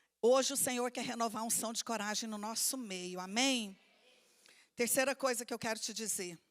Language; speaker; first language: Portuguese; native; Portuguese